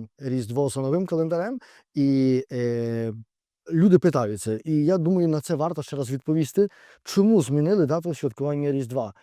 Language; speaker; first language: Ukrainian; native; Ukrainian